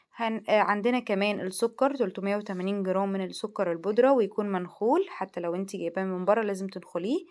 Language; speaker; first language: Arabic; native; Arabic